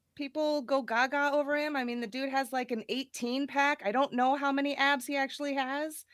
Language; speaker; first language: English; native; English